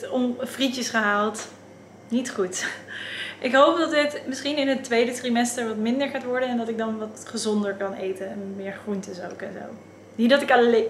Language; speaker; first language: Dutch; native; Dutch